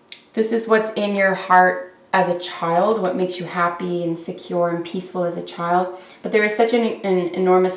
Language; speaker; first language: English; native; English